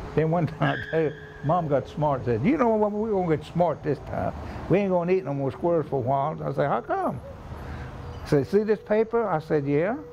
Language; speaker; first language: English; native; English